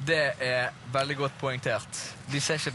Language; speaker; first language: Norwegian; native; Norwegian